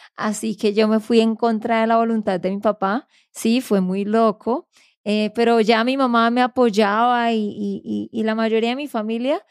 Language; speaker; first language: Spanish; native; Spanish